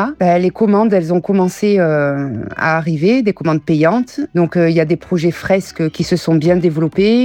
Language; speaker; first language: French; early bilingual, other home language; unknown